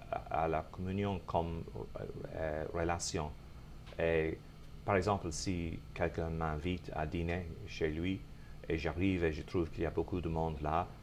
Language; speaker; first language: French; non-native, fluent; English